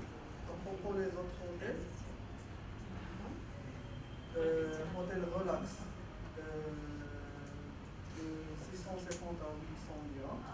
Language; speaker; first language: French; non-native, local second language; Arabic